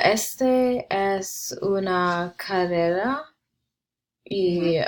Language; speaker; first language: Spanish; non-native, learner; English